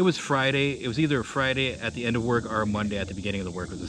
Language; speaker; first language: English; native; English